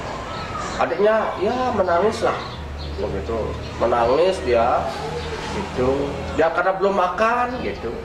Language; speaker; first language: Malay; non-native, local second language; Balinese